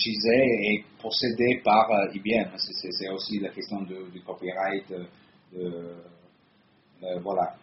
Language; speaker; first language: French; non-native, fluent; Italian